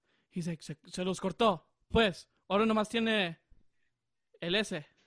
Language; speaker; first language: Spanish; early bilingual, heritage; Spanish